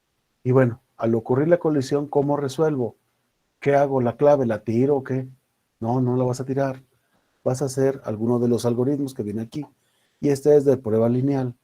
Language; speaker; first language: Spanish; native; Spanish